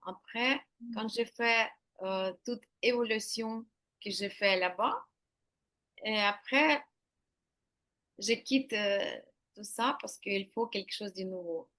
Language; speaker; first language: French; non-native, learner; Ukrainian